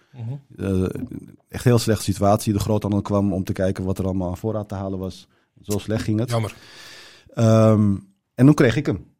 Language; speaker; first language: Dutch; early bilingual, other home language; Turkish